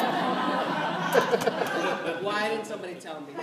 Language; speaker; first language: English; native; English